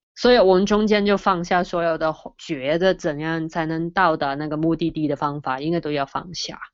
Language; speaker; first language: Chinese; non-native, fluent; Cantonese